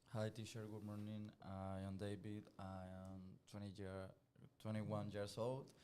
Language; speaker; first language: English; non-native, learner; Spanish